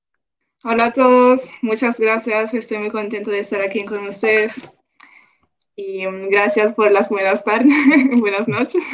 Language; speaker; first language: Spanish; non-native, local second language; Italian